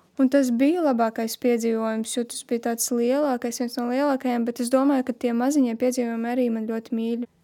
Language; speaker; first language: Latvian; non-native, local second language; Russian